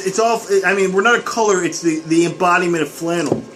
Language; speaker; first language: English; native; English